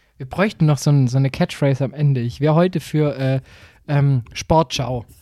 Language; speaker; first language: German; native; German